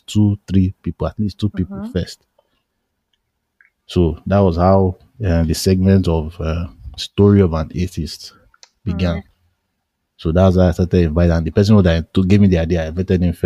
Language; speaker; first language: English; non-native, local second language; Yoruba